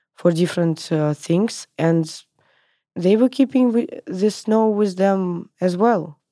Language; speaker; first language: English; non-native, learner; Russian